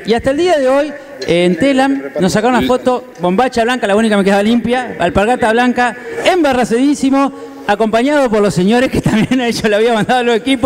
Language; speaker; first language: Spanish; native; Spanish